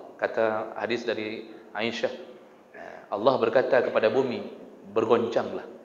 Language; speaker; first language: Malay; non-native, local second language; Achinese